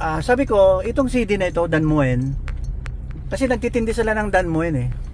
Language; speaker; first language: Filipino; non-native, local second language; Hiligaynon